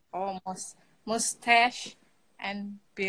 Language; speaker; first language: English; non-native, learner; Indonesian